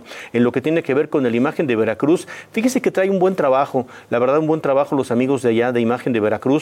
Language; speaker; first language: Spanish; native; Spanish